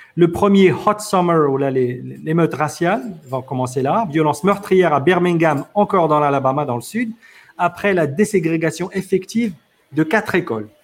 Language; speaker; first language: French; non-native, local second language; Arabic